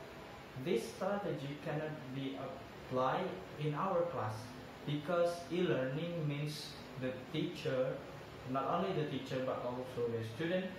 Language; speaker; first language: English; non-native, learner; Indonesian